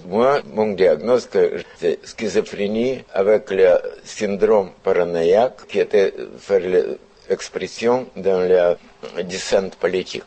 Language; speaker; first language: French; non-native, fluent; Russian